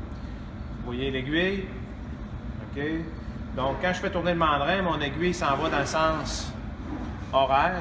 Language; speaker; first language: French; native; French